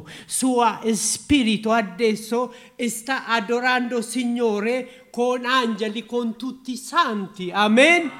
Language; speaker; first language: Italian; non-native, learner; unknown